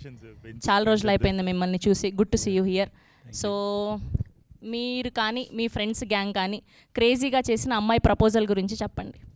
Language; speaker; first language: Telugu; native; Telugu